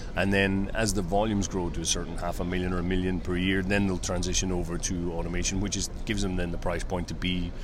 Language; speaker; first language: English; native; English